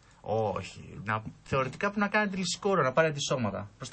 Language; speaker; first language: Greek; native; Greek